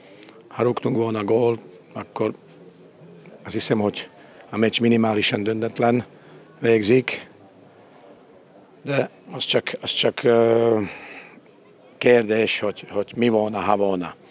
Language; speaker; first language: Hungarian; non-native, fluent; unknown